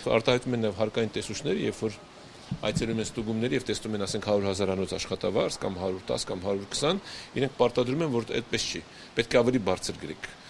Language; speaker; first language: Armenian; native; Armenian